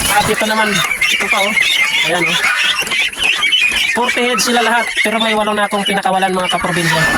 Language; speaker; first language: Filipino; non-native, local second language; Bikol